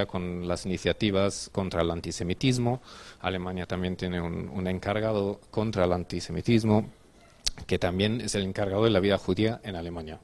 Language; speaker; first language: Spanish; non-native, fluent; German